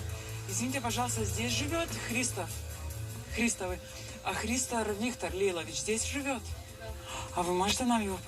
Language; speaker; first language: Russian; non-native, fluent; Lithuanian